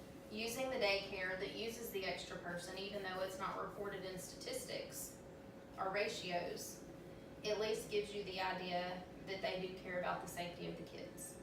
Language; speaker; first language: English; native; English